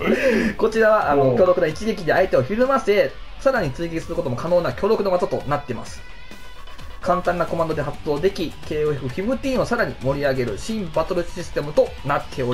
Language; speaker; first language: Japanese; native; Japanese